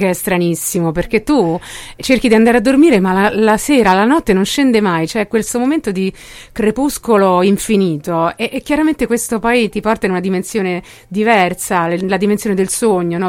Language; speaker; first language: Italian; native; Italian